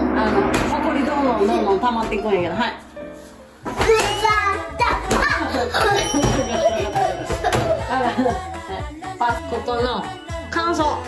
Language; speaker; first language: Japanese; native; Japanese